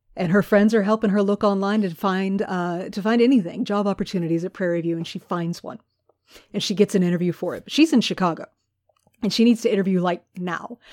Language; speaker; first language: English; native; English